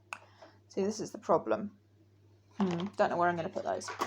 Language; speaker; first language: English; native; English